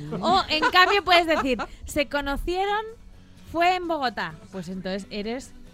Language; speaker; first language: Spanish; native; Spanish